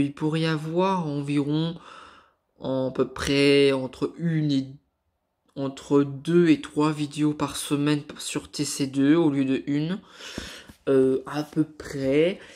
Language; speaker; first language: French; native; French